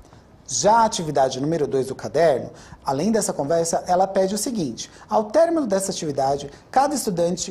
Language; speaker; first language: Portuguese; native; Portuguese